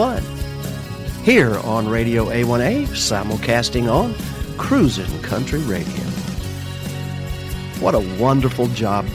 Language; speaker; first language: English; native; English